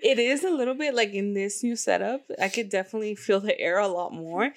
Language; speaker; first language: English; early bilingual, other home language; Spanish